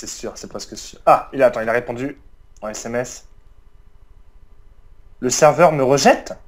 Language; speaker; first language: French; native; French